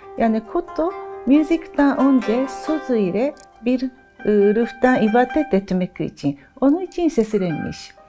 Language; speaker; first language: Turkish; non-native, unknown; Japanese